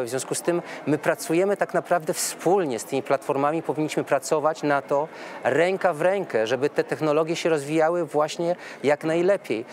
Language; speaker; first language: Polish; native; Polish